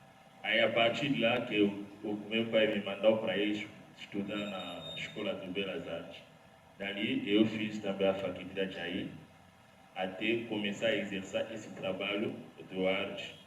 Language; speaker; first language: Portuguese; non-native, learner; Lingala